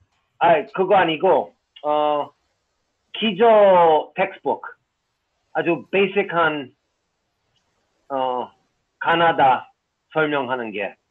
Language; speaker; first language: Korean; non-native, fluent; English